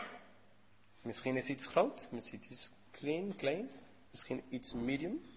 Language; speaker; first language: Dutch; non-native, learner; English